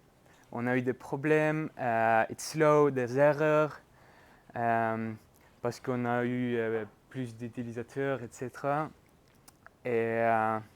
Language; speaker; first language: French; non-native, fluent; Norwegian